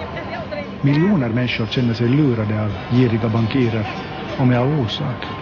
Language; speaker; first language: Swedish; native; Swedish